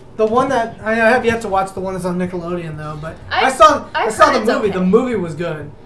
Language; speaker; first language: English; early bilingual, other home language; Spanish